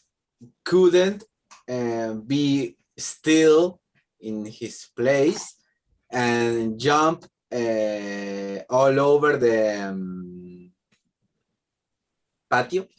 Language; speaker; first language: English; non-native, learner; Spanish